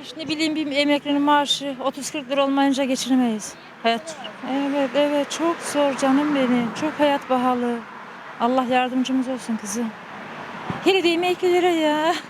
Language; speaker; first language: Turkish; native; Turkish